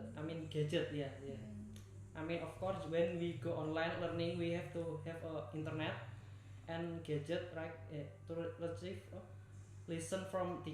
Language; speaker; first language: English; non-native, learner; Indonesian